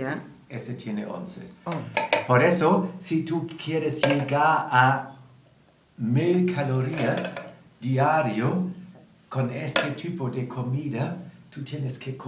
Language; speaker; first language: Spanish; non-native, learner; German